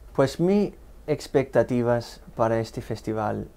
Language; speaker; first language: Spanish; non-native, fluent; English